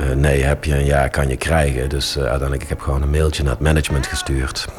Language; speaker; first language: Dutch; native; Dutch